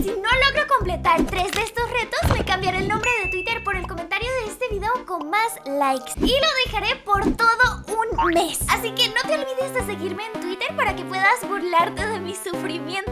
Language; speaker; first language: Spanish; native; Spanish